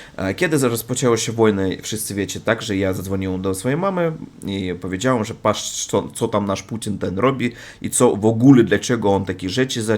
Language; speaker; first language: Polish; non-native, learner; Russian